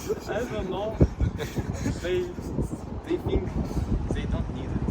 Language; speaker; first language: English; non-native, learner; Russian